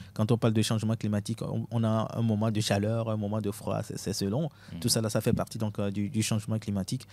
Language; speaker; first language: French; non-native, local second language; Ewe